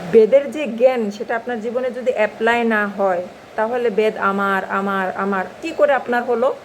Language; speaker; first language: Bangla; non-native, local second language; Garo